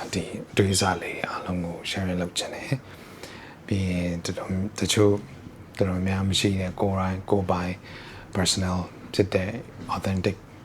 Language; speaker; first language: Burmese; early bilingual, heritage; Burmese